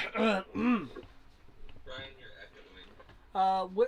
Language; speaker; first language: English; native; English